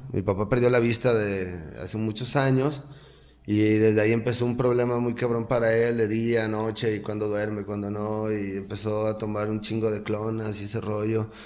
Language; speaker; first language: Spanish; native; Spanish